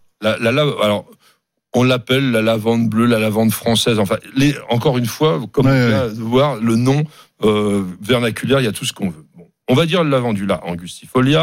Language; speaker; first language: French; native; French